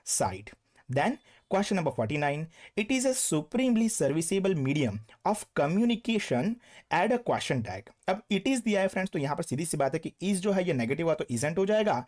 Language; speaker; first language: Hindi; non-native, local second language; Gujarati